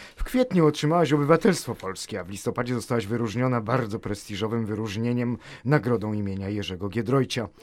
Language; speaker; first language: Polish; native; Polish